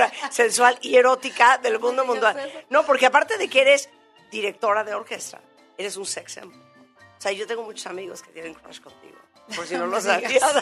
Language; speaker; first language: Spanish; native; Spanish